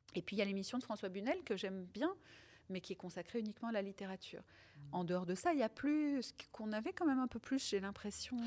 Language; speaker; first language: French; early bilingual, other home language; Italian